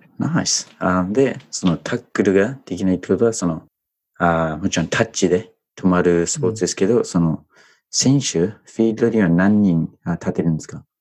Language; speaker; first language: Japanese; non-native, fluent; English